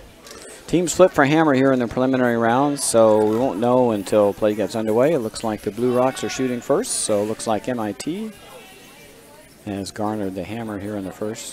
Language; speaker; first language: English; native; English